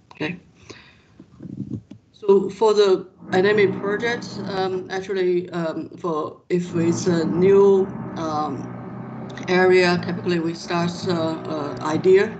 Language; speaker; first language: English; non-native, fluent; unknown